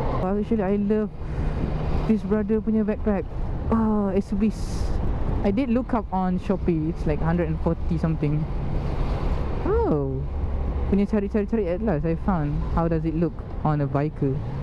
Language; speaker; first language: English; non-native, local second language; Malay